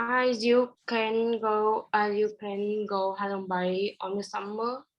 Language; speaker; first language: English; non-native, learner; Vietnamese